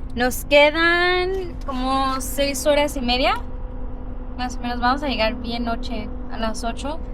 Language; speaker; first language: Spanish; early bilingual, heritage; Spanish